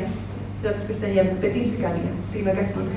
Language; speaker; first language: Indonesian; non-native, fluent; Spanish